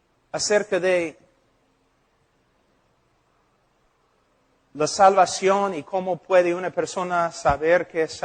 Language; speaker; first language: Spanish; non-native, fluent; English